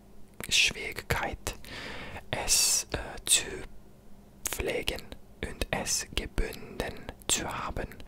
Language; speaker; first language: German; non-native, learner; English